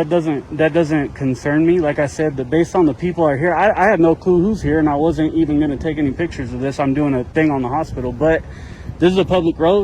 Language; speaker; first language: English; native; English